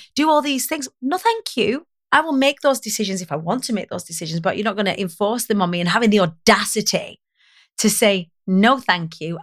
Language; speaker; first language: English; native; English